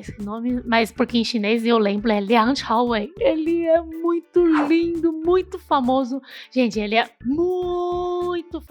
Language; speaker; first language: Portuguese; non-native, fluent; Chinese